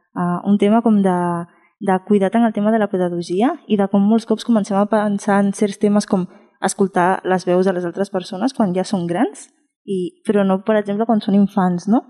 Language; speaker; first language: Catalan; non-native, fluent; Spanish